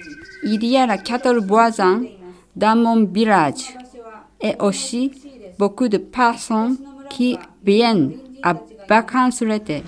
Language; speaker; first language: French; non-native, learner; Japanese